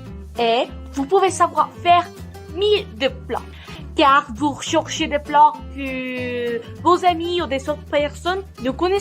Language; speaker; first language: French; non-native, learner; Spanish